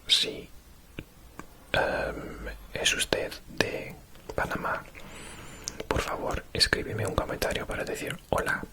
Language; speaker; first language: Spanish; non-native, fluent; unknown